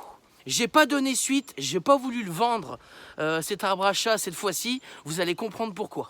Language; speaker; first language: French; native; French